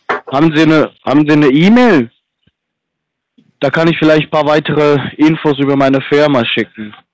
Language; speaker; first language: German; non-native, fluent; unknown